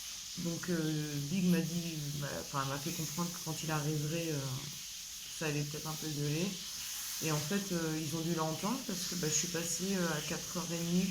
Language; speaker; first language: French; native; French